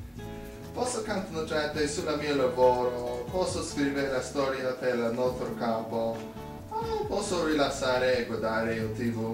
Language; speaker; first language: Italian; non-native, learner; English